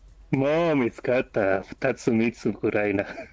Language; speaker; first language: Japanese; non-native, learner; English